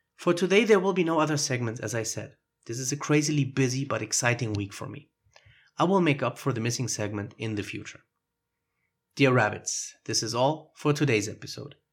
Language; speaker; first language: English; non-native, fluent; German